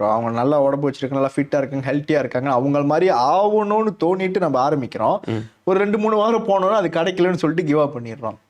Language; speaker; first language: Tamil; early bilingual, heritage; Tamil